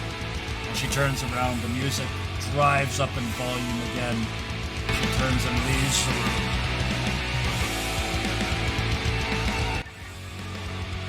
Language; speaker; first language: English; native; English